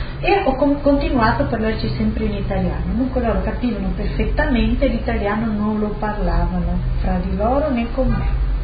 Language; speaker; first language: Italian; native; Italian